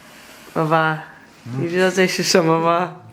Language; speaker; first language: Chinese; early bilingual, heritage; Chinese